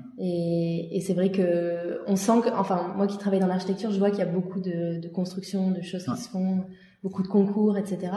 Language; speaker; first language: French; native; French